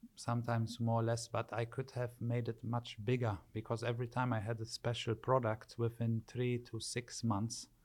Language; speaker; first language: English; early bilingual, other home language; German